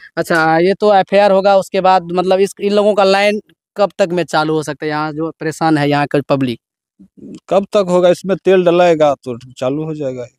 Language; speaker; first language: Hindi; native; Hindi